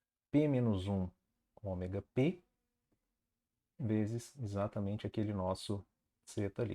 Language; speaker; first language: Portuguese; native; Portuguese